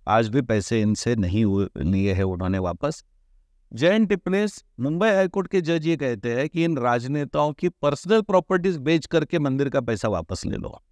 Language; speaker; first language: Hindi; non-native, local second language; Marathi